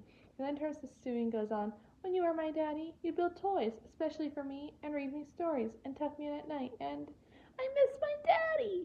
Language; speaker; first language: English; native; English